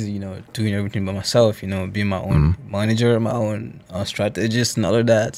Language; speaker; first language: English; non-native, local second language; Esan